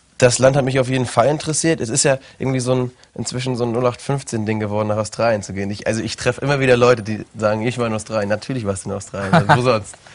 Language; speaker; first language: German; native; German